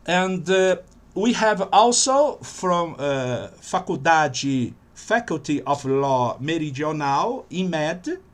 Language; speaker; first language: English; non-native, fluent; Portuguese